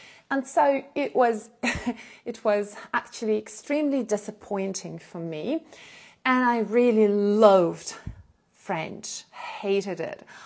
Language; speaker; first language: English; non-native, fluent; Russian